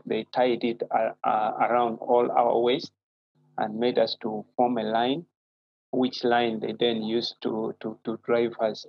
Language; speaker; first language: English; non-native, local second language; Acoli